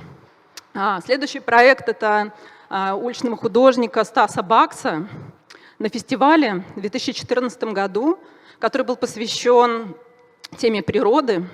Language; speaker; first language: Russian; native; Russian